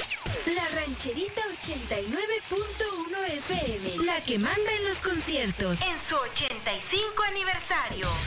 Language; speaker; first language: Spanish; native; Spanish